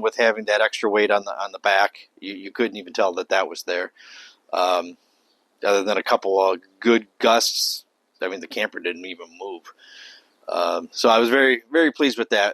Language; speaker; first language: English; native; English